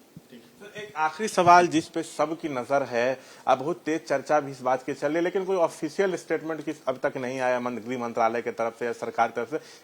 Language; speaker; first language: Hindi; native; Hindi